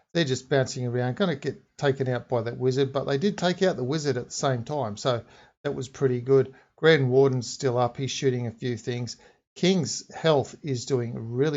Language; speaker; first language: English; native; English